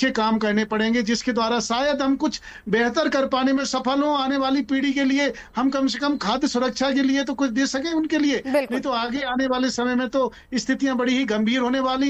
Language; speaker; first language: Hindi; native; Hindi